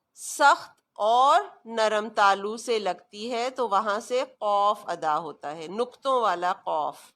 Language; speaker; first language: Urdu; native; Urdu